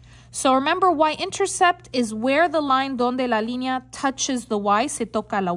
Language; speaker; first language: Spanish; non-native, learner; English